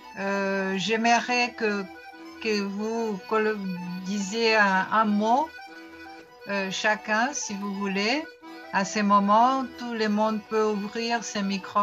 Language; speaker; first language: French; non-native, fluent; Portuguese